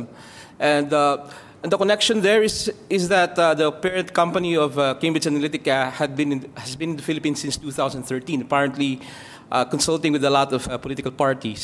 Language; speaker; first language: English; non-native, local second language; Filipino